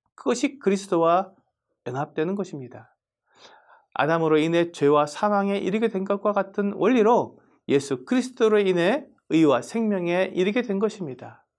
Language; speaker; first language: Korean; native; Korean